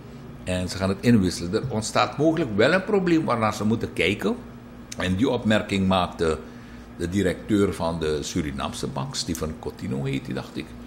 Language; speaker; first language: Dutch; native; Dutch